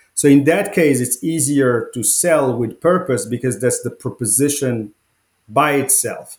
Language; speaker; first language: English; non-native, fluent; Arabic